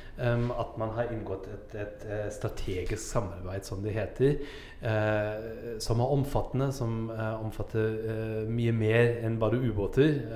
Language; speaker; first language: Norwegian; non-native, fluent; German